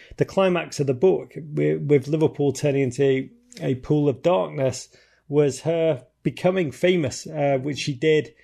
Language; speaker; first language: English; native; English